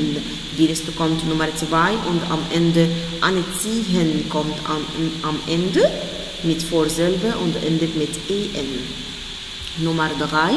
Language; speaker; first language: German; non-native, fluent; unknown